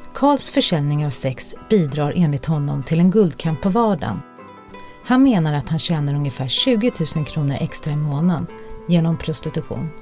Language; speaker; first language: Swedish; native; Swedish